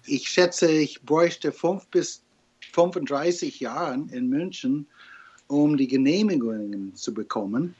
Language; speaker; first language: German; non-native, fluent; English